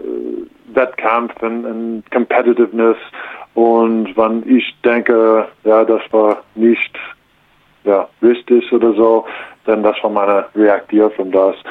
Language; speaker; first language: German; non-native, learner; English